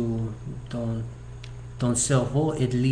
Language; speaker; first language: French; non-native, learner; English